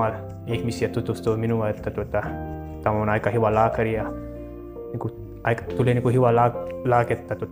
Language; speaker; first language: Finnish; non-native, learner; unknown